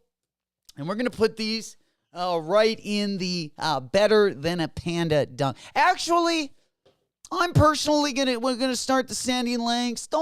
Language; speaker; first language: English; native; English